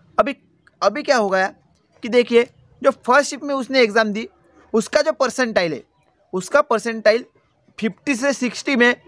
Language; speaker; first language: Hindi; non-native, local second language; Marathi